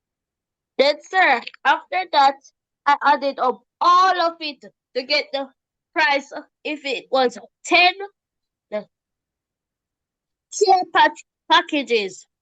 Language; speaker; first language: English; native; English